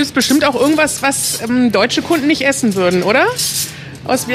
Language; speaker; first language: German; native; German